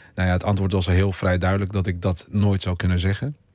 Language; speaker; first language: Dutch; native; Dutch